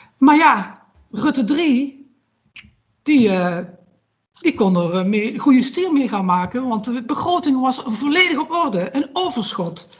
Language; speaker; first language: Dutch; native; Dutch